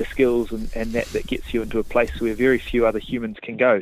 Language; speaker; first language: English; native; English